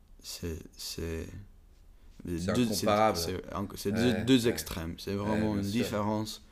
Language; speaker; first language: French; non-native, learner; Dutch